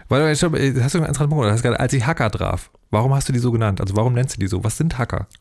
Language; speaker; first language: German; native; German